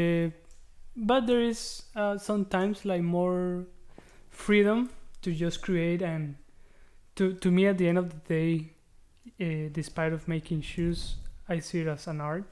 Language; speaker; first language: English; non-native, fluent; Spanish